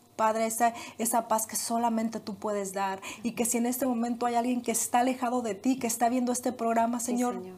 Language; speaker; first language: Spanish; native; Spanish